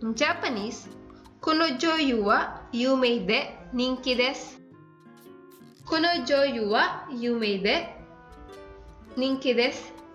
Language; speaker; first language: Japanese; non-native, fluent; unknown